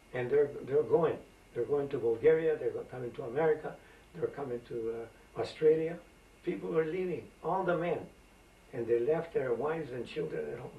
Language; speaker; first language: English; non-native, fluent; Greek